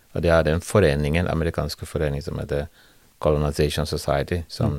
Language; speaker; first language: Norwegian; non-native, fluent; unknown